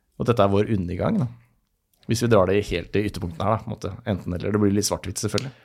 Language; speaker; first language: Norwegian; native; Norwegian